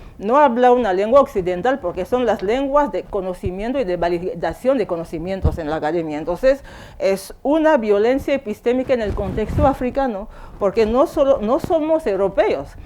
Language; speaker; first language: Spanish; non-native, fluent; Fang